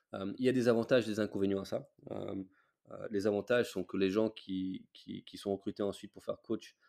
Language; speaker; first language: French; non-native, fluent; English